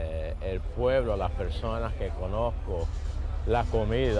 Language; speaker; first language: Spanish; early bilingual, heritage; Spanish